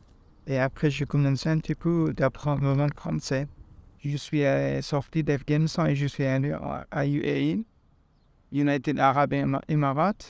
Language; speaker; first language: French; non-native, learner; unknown